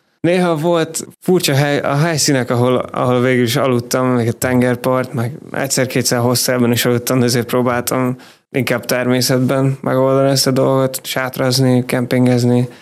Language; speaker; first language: Hungarian; native; Hungarian